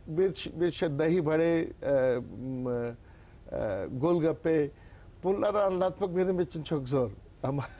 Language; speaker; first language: Turkish; non-native, learner; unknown